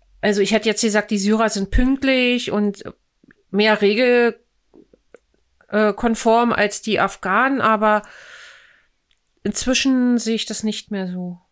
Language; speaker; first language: German; native; German